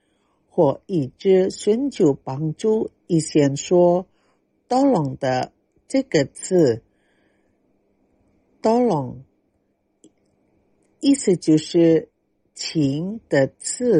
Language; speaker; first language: Chinese; non-native, fluent; Indonesian